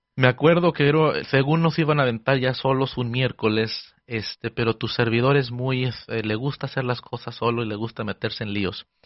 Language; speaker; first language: Spanish; early bilingual, heritage; Spanish